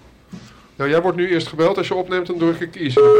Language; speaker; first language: Dutch; native; Dutch